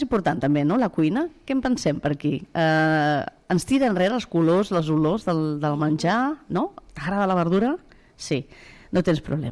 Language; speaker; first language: Catalan; native; Catalan